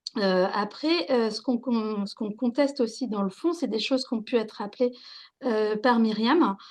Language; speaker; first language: French; native; French